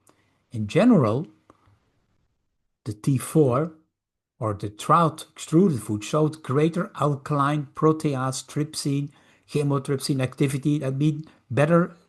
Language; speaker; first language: English; non-native, fluent; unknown